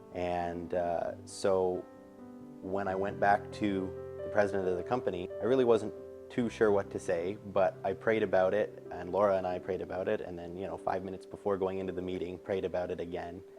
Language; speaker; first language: English; native; English